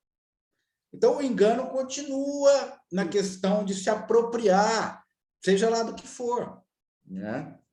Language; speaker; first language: Portuguese; native; Portuguese